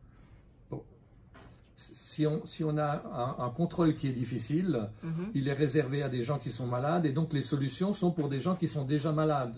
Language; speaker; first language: French; native; French